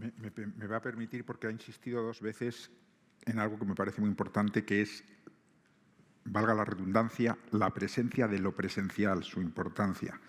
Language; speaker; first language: Spanish; native; Spanish